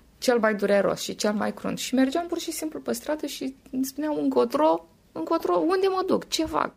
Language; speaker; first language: Romanian; native; Romanian